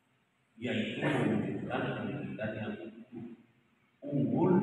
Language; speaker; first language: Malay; non-native, local second language; Javanese